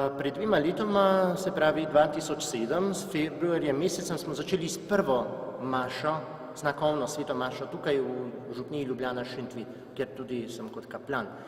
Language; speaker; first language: Slovenian; non-native, fluent; Czech